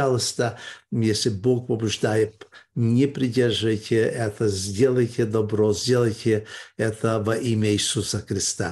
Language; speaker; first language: Russian; early bilingual, heritage; Russian